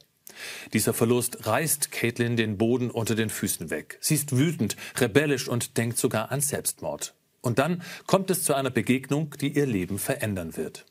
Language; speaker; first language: German; native; German